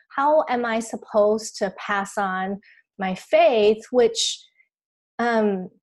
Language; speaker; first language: English; early bilingual, other home language; Chinese